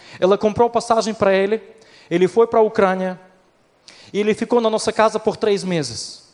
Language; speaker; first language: Portuguese; non-native, fluent; Ukrainian